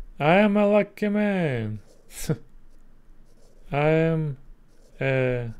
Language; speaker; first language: English; non-native, learner; Russian